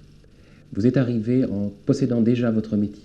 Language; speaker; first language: French; native; French